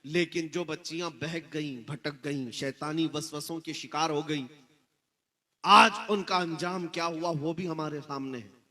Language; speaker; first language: Hindi; native; Hindi